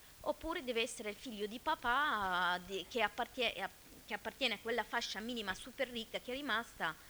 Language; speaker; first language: Italian; non-native, fluent; Arabic